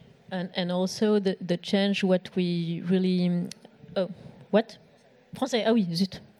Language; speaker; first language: English; non-native, fluent; French